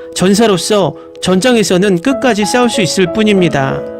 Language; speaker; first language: Korean; native; Korean